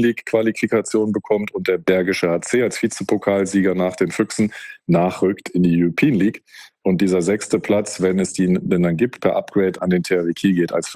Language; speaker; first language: German; native; German